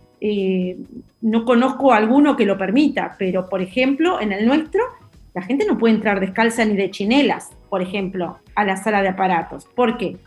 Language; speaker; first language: Spanish; native; Spanish